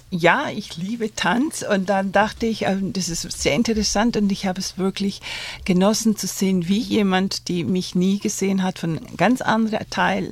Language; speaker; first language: German; non-native, fluent; Spanish